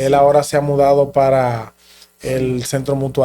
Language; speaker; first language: Spanish; native; Spanish